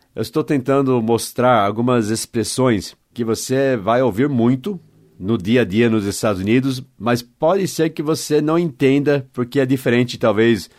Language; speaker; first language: Portuguese; non-native, fluent; English